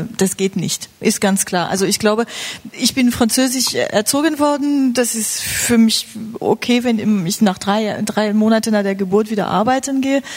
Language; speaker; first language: German; non-native, fluent; French